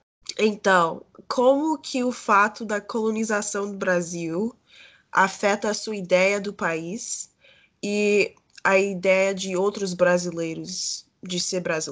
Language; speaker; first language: Portuguese; early bilingual, heritage; Portuguese